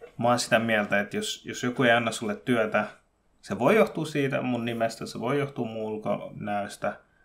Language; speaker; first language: Finnish; early bilingual, other home language; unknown